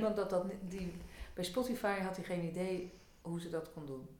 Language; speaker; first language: Dutch; native; Dutch